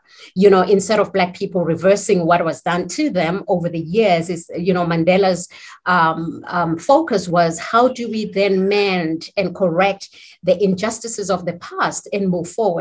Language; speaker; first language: English; non-native, local second language; Zulu